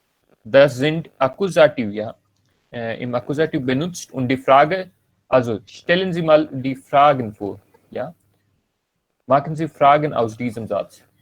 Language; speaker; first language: German; non-native, learner; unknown